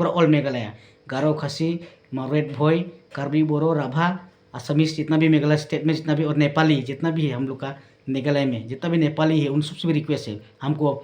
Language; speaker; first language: Hindi; non-native, local second language; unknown